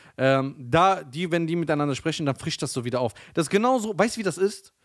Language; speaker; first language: German; early bilingual, heritage; Persian